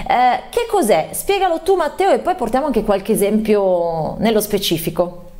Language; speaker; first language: Italian; native; Italian